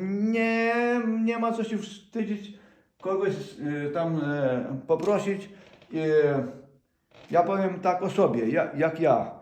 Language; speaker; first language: Polish; non-native, fluent; Ukrainian